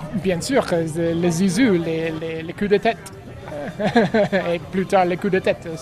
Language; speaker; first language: French; non-native, learner; English